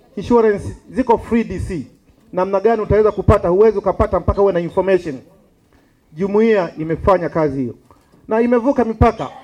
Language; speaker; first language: Swahili; native; Swahili